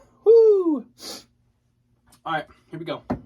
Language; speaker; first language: English; native; English